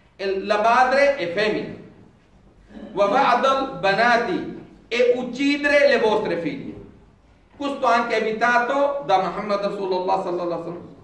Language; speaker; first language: Italian; non-native, fluent; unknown